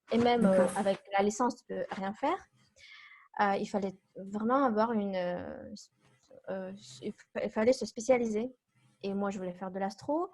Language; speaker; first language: French; non-native, fluent; Kazakh